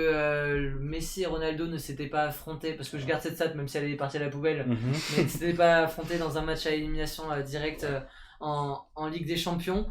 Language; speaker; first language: French; native; French